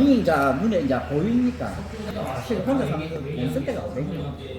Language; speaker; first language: Korean; native; Korean